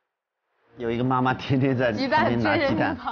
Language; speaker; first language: Chinese; native; Chinese